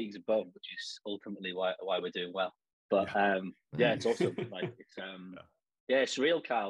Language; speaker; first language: English; native; English